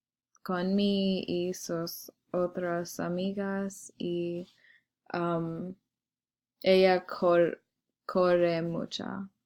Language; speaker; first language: Spanish; non-native, learner; English